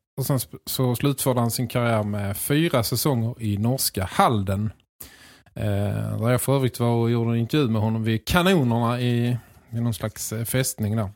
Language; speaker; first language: Swedish; native; Swedish